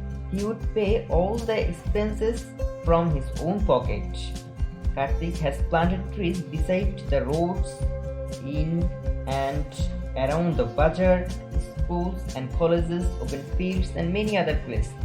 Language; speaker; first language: English; non-native, local second language; Bangla